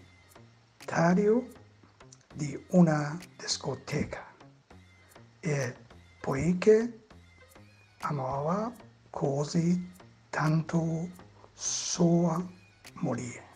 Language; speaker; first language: Italian; non-native, learner; Persian